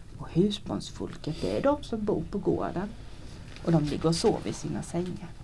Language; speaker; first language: Swedish; native; Swedish